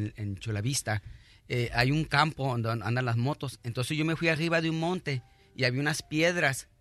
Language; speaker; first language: Spanish; native; Spanish